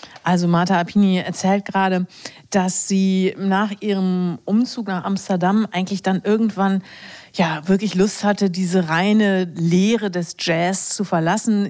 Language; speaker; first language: German; native; German